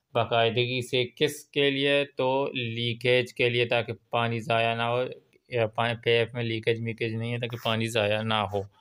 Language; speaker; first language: Urdu; non-native, local second language; Pashto